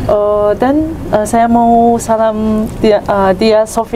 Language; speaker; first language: Indonesian; non-native, learner; Turkish